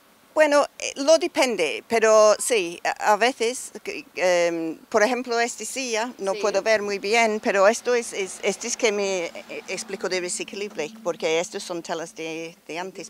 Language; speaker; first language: Spanish; non-native, learner; English